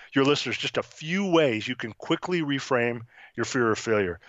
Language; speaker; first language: English; native; English